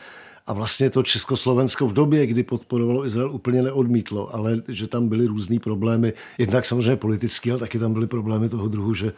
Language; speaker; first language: Czech; native; Czech